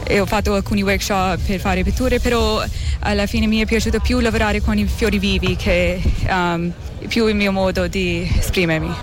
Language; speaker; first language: Italian; non-native, fluent; English